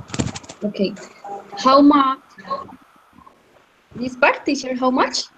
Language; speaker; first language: English; non-native, learner; Spanish